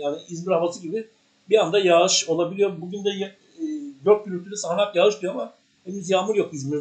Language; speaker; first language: Turkish; native; Turkish